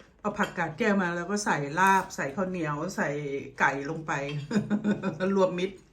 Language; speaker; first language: Thai; native; Thai